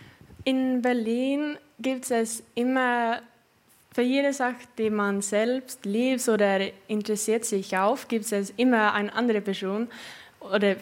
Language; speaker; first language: German; non-native, fluent; Swedish